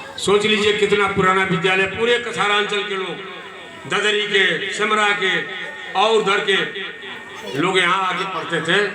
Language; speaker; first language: Hindi; native; Hindi